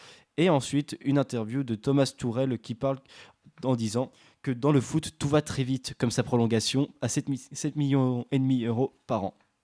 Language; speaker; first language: French; native; French